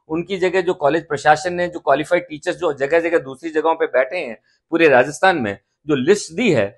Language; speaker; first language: Hindi; native; Hindi